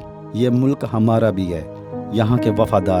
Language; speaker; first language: Urdu; native; Urdu